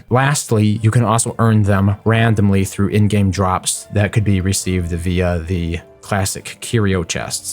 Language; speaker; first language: English; native; English